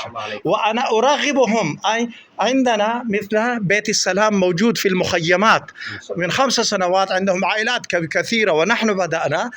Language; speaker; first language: Arabic; non-native, fluent; Pashto